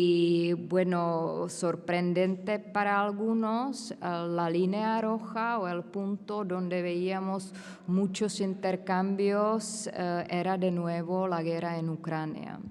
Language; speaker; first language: Spanish; non-native, fluent; Czech